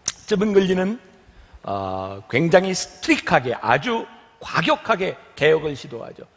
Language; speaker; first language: Korean; native; Korean